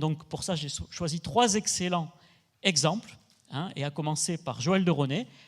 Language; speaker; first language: French; native; French